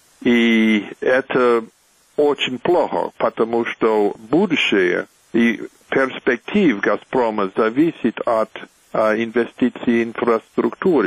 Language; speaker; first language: Russian; non-native, fluent; English